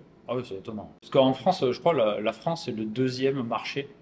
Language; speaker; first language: French; native; French